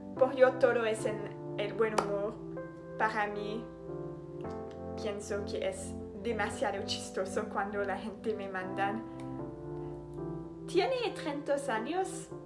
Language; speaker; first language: Spanish; non-native, learner; French